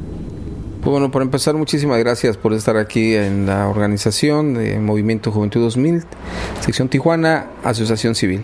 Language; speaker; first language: Spanish; native; Spanish